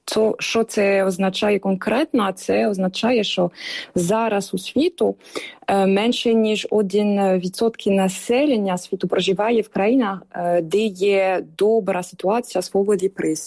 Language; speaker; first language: Ukrainian; non-native, fluent; French